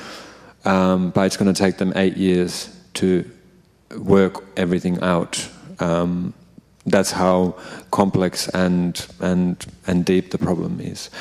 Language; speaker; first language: English; non-native, fluent; Finnish